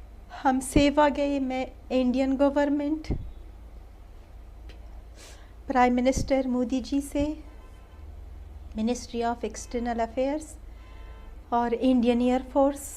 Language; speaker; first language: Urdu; non-native, fluent; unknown